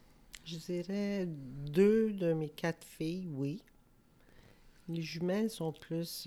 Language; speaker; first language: French; native; French